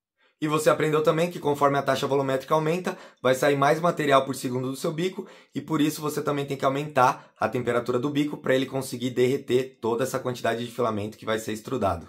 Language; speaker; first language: Portuguese; native; Portuguese